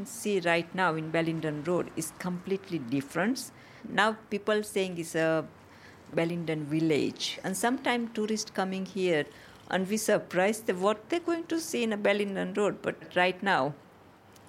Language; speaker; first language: English; non-native, local second language; Gujarati